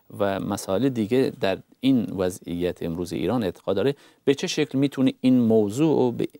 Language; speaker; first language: Persian; non-native, local second language; Kurdish